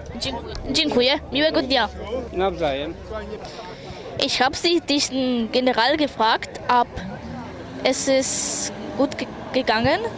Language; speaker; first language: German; non-native, learner; Polish